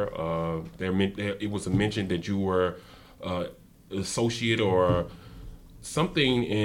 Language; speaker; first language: English; native; English